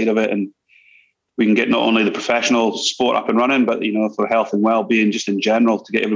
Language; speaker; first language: English; native; English